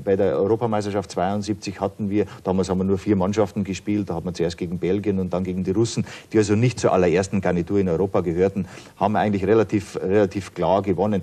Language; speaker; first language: German; native; German